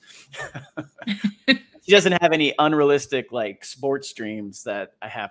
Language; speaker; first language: English; native; English